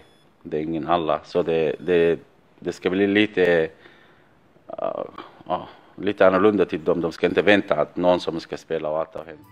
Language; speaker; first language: Swedish; non-native, fluent; Tigrinya